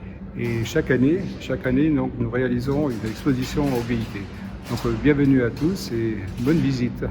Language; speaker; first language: French; native; French